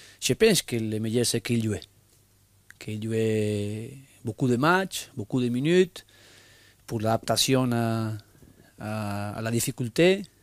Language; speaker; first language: French; non-native, learner; Spanish